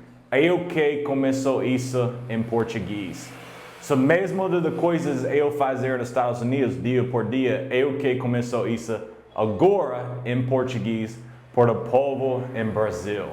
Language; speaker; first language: Portuguese; non-native, learner; English